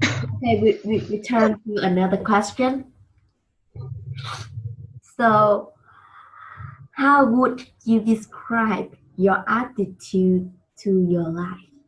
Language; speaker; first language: English; non-native, learner; Vietnamese